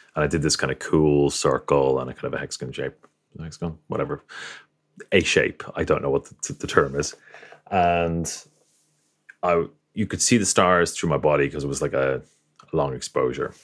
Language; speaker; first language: English; native; English